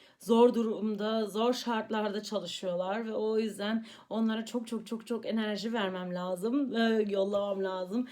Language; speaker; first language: Turkish; early bilingual, heritage; Turkish